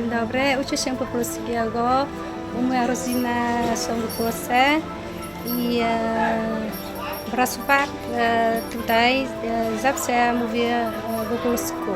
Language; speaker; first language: Polish; non-native, learner; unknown